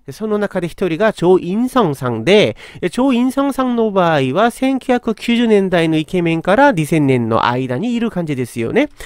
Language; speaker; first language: Japanese; non-native, fluent; Korean